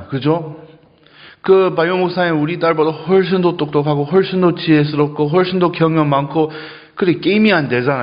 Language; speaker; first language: Korean; non-native, fluent; English